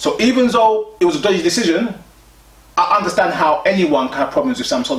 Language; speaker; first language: English; native; English